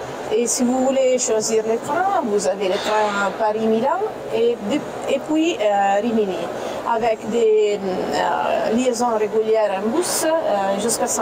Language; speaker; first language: French; non-native, fluent; Italian